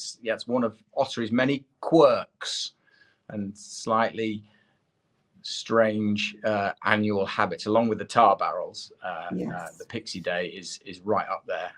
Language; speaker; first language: English; native; English